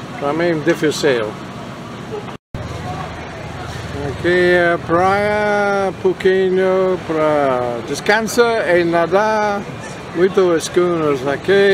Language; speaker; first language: Portuguese; non-native, learner; English